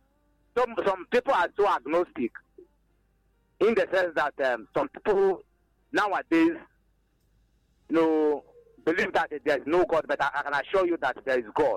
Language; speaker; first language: English; non-native, local second language; Igbo